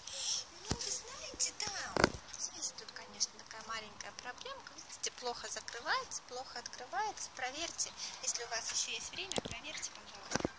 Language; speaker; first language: Russian; native; Russian